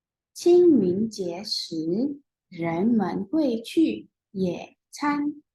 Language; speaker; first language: Chinese; non-native, fluent; Indonesian